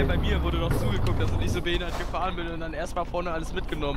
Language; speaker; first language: German; native; German